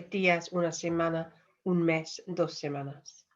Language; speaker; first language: Spanish; non-native, fluent; English